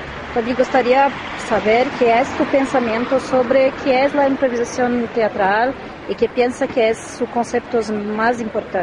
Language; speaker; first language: Spanish; non-native, learner; Portuguese